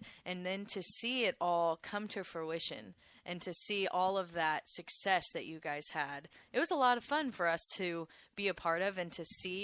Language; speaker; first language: English; native; English